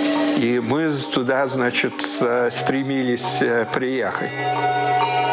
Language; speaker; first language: Russian; early bilingual, heritage; Russian